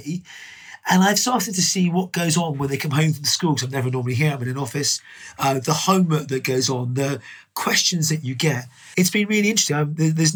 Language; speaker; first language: English; native; English